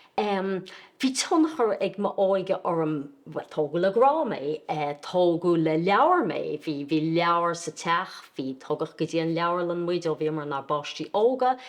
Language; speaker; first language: Irish; native; Irish